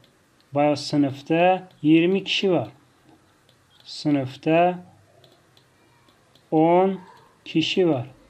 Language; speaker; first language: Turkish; non-native, fluent; Tajik